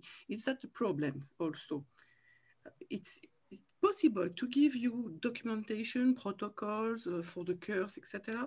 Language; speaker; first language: English; non-native, learner; French